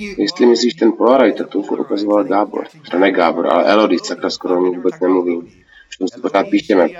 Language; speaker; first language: Czech; non-native, fluent; English